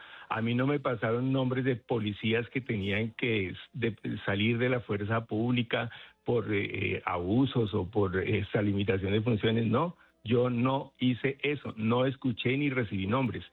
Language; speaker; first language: Spanish; native; Spanish